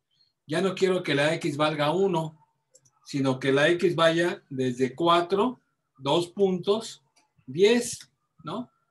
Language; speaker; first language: Spanish; native; Spanish